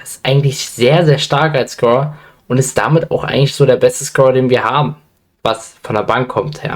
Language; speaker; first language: German; native; German